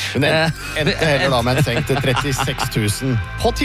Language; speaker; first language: Norwegian; native; Norwegian